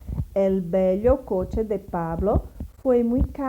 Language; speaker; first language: Spanish; non-native, fluent; Portuguese